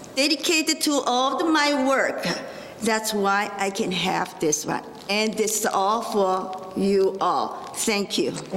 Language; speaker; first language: English; non-native, fluent; Chinese